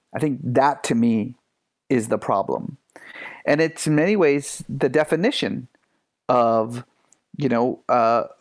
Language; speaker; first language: English; early bilingual, other home language; Persian